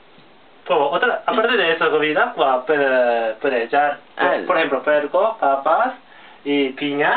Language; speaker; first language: Spanish; non-native, learner; Japanese